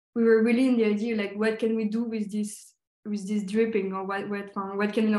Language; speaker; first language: English; non-native, fluent; French